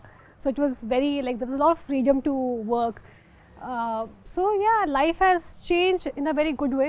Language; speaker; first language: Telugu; non-native, local second language; Hindi